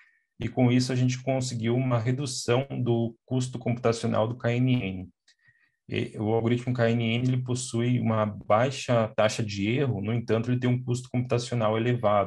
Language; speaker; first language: Portuguese; native; Portuguese